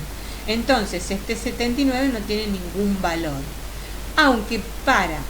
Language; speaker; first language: Spanish; native; Spanish